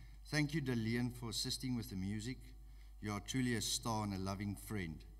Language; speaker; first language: English; non-native, local second language; Afrikaans